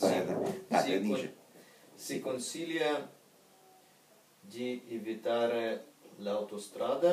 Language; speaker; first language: Italian; non-native, learner; Russian